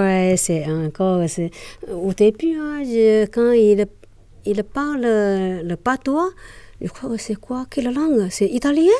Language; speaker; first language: French; non-native, learner; Chinese